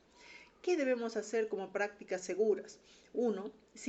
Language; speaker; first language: Spanish; native; Spanish